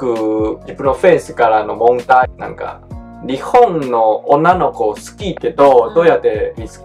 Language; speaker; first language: Japanese; non-native, learner; Chinese